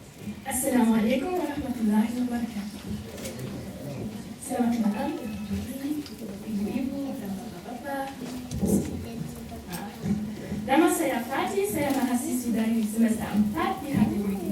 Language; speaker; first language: Indonesian; non-native, learner; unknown